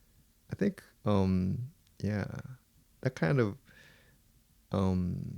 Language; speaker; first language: English; non-native, fluent; Japanese